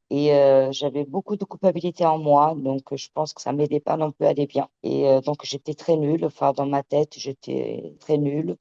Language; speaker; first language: French; early bilingual, other home language; Portuguese